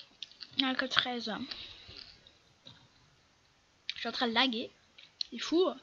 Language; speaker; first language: French; native; French